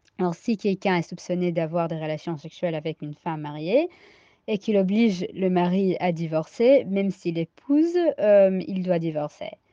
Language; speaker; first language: French; non-native, fluent; English